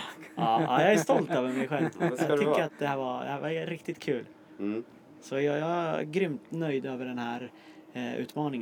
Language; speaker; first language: Swedish; native; Swedish